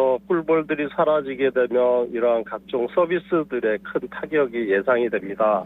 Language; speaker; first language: Korean; native; Korean